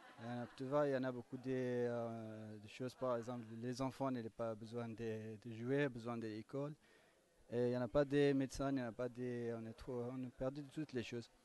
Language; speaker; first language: French; non-native, learner; Kurdish